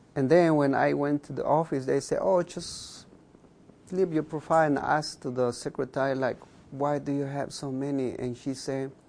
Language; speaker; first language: English; non-native, fluent; Kʼicheʼ